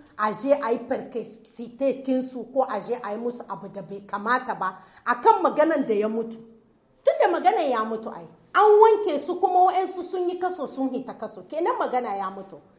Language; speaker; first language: Hausa; non-native, local second language; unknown